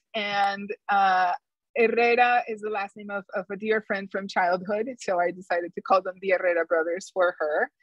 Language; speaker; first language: English; non-native, fluent; Spanish